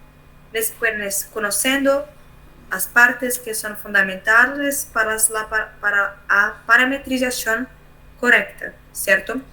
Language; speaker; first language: Spanish; non-native, learner; Portuguese